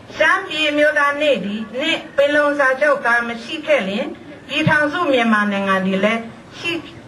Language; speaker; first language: Burmese; non-native, local second language; Shan